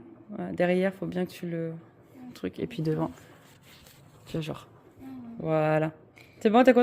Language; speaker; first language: French; native; French